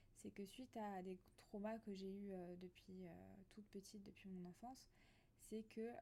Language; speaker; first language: French; native; French